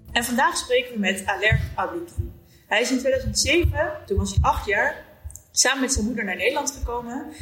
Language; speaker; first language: Dutch; native; Dutch